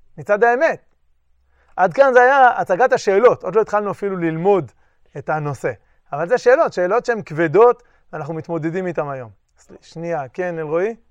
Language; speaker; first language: Hebrew; native; Hebrew